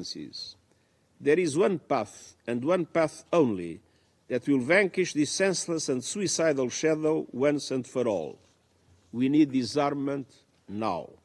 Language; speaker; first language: English; non-native, fluent; Portuguese